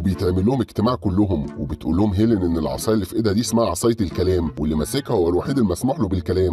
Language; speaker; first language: Arabic; native; Arabic